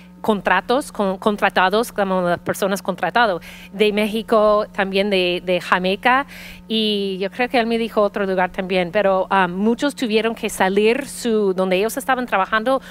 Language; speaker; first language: Spanish; early bilingual, heritage; Spanish